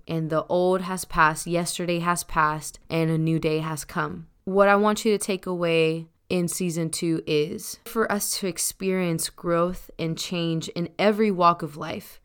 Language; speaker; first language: English; early bilingual, other home language; Spanish